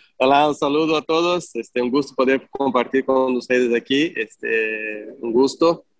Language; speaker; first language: Spanish; non-native, fluent; Portuguese